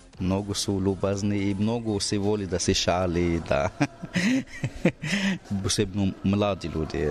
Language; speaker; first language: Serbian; non-native, learner; Arabic